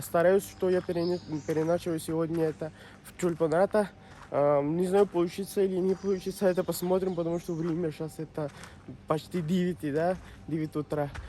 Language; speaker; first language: Russian; non-native, learner; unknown